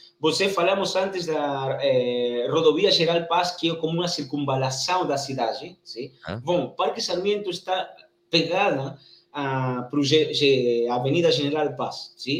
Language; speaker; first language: Portuguese; non-native, learner; Spanish